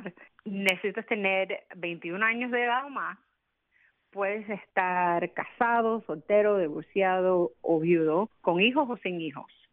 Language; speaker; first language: Spanish; early bilingual, other home language; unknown